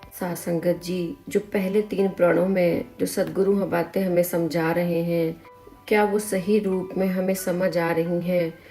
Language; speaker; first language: Hindi; native; Hindi